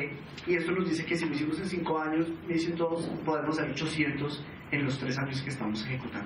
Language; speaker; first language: Spanish; native; Spanish